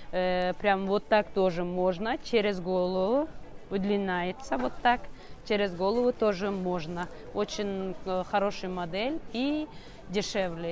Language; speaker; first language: Russian; non-native, learner; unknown